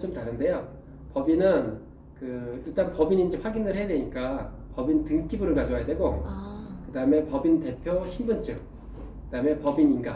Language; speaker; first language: Korean; native; Korean